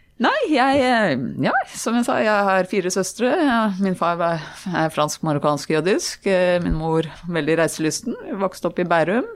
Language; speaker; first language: Norwegian; native; Norwegian